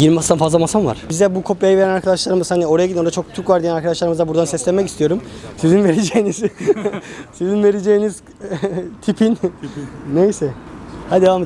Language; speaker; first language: Turkish; native; Turkish